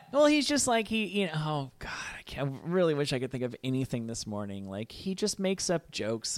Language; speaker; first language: English; native; English